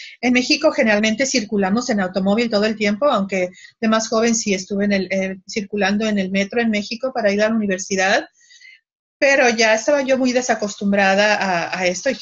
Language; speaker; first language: Spanish; native; Spanish